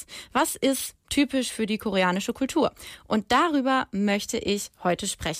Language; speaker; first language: German; native; German